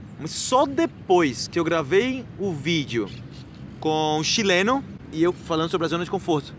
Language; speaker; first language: Portuguese; native; Portuguese